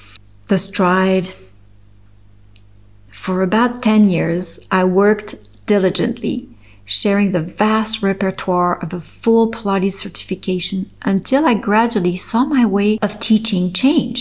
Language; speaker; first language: English; non-native, fluent; French